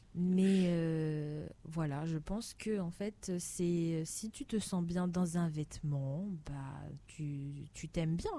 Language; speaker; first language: French; native; French